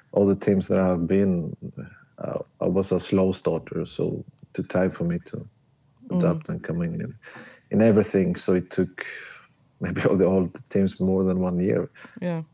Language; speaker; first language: English; non-native, learner; Swedish